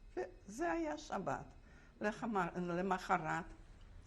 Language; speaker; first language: Hebrew; non-native, fluent; Polish